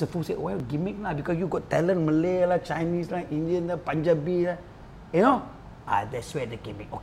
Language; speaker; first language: English; non-native, local second language; Malay